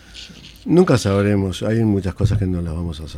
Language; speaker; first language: Spanish; native; Spanish